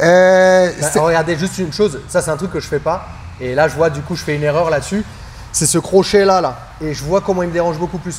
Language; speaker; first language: French; native; French